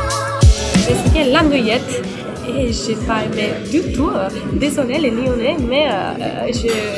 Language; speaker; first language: French; non-native, fluent; Spanish